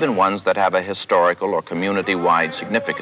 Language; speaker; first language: English; native; English